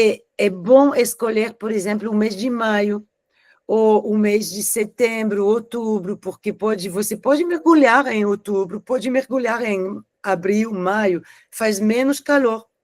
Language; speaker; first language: Portuguese; non-native, fluent; French